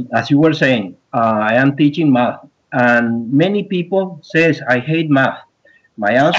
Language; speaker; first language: English; early bilingual, other home language; Spanish